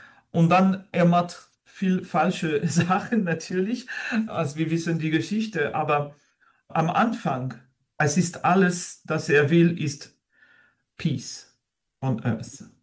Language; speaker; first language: German; non-native, fluent; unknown